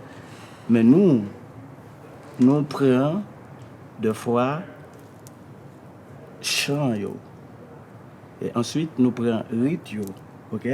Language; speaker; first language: French; non-native, learner; Haitian Creole